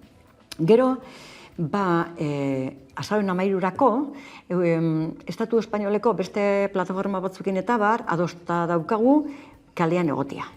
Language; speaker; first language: Basque; native; Basque